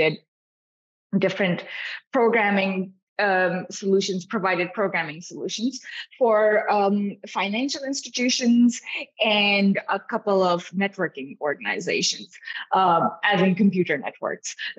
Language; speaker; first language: English; non-native, local second language; Urdu